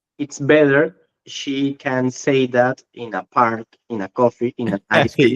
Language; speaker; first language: English; non-native, learner; Spanish